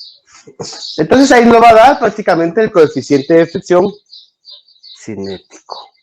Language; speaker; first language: Spanish; native; Spanish